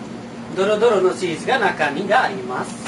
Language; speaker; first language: Japanese; non-native, learner; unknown